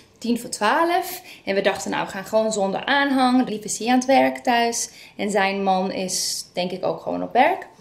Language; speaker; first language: Dutch; non-native, fluent; Spanish